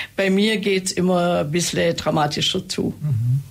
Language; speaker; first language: German; native; German